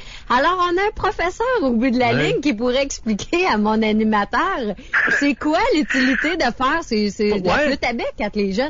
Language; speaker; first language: French; native; French